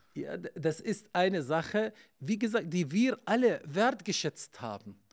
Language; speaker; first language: German; non-native, fluent; Arabic